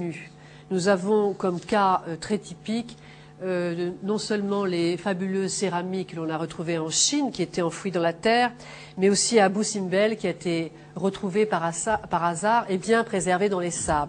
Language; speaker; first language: French; native; French